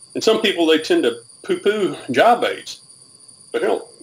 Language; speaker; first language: English; native; English